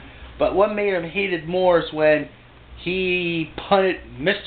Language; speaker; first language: English; native; English